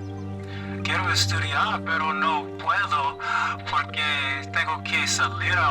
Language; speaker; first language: Spanish; non-native, learner; English